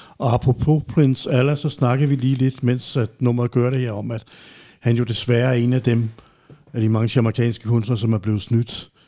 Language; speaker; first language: Danish; native; Danish